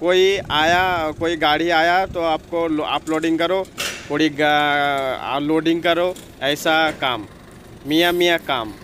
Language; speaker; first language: Hindi; non-native, learner; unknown